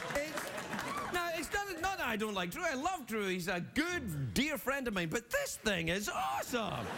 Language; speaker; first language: English; native; English